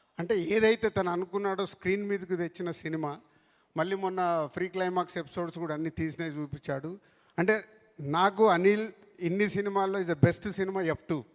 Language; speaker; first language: Telugu; native; Telugu